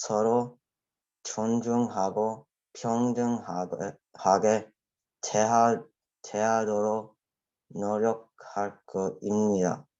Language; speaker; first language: Korean; early bilingual, heritage; Korean